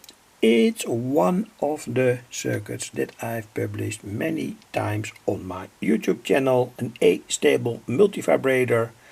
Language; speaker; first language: English; non-native, fluent; Dutch